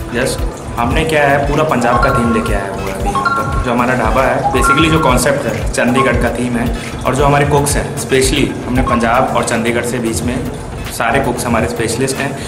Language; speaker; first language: Hindi; native; Hindi